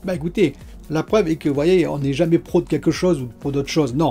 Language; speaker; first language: French; native; French